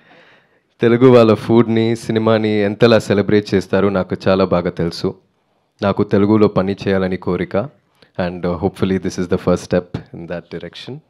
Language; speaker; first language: Telugu; non-native, fluent; Tamil